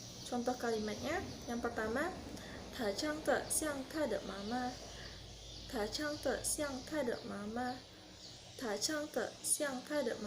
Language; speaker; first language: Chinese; non-native, learner; Indonesian